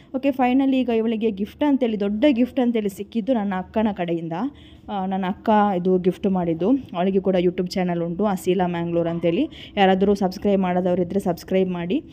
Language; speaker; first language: Kannada; non-native, local second language; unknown